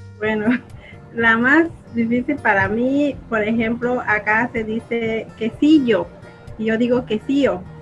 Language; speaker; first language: Spanish; non-native, local second language; Zapotec